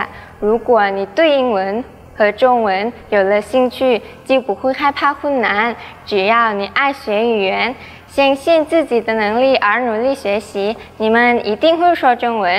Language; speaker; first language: Chinese; non-native, learner; Thai